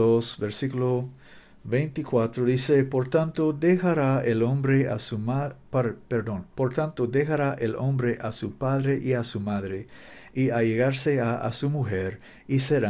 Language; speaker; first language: Spanish; non-native, learner; English